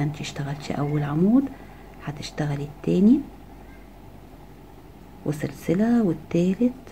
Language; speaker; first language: Arabic; native; Arabic